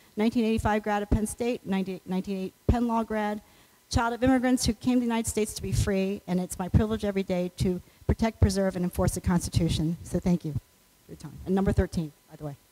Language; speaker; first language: English; native; English